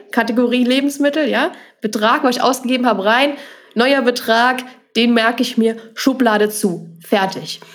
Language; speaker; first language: German; native; German